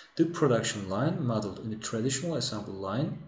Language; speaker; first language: English; non-native, fluent; Turkish